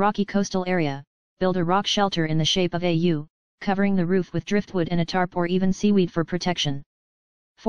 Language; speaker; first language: English; native; English